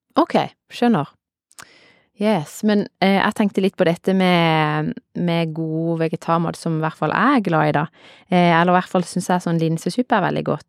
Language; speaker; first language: Norwegian; native; Norwegian